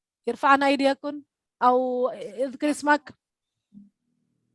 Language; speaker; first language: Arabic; non-native, fluent; Indonesian